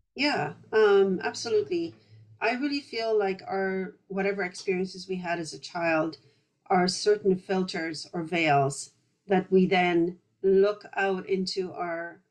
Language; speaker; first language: English; early bilingual, other home language; Polish